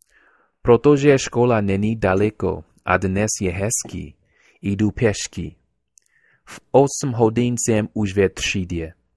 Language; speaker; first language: Czech; non-native, learner; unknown